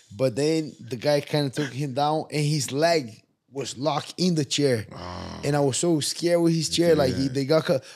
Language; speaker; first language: English; non-native, fluent; Portuguese